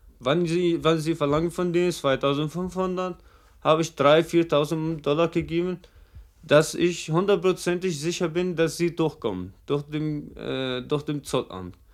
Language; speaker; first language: German; non-native, fluent; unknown